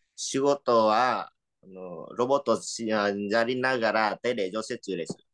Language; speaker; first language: Japanese; non-native, learner; Vietnamese